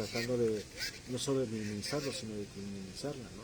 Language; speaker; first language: Spanish; native; Spanish